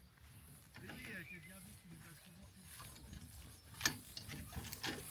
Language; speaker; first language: French; native; French